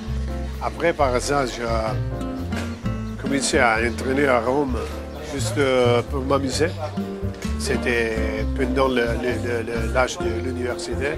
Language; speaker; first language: French; non-native, fluent; Italian